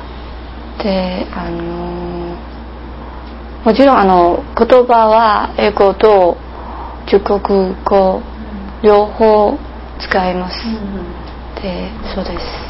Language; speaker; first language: Japanese; non-native, learner; English